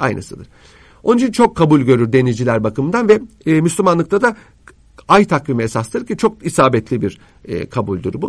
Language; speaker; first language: Turkish; native; Turkish